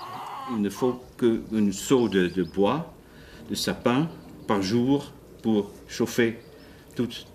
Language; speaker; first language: French; non-native, fluent; Dutch